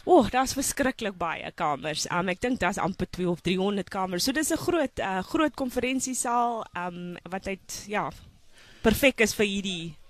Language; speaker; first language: Afrikaans; non-native, local second language; English